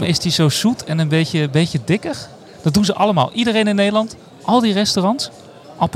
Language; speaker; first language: Dutch; native; Dutch